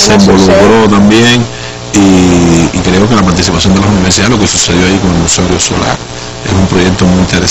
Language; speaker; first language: Spanish; native; Spanish